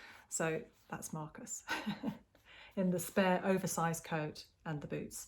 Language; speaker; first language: English; native; English